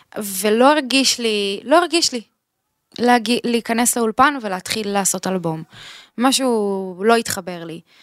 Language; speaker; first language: Hebrew; native; Hebrew